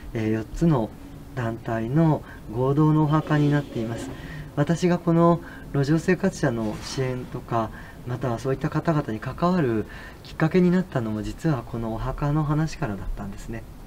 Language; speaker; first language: Japanese; native; Japanese